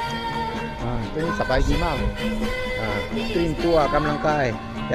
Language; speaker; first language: Thai; non-native, learner; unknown